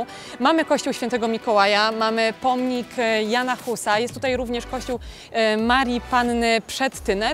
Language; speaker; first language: Polish; native; Polish